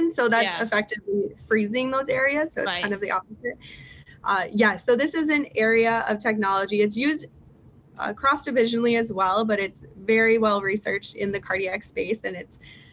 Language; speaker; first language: English; native; English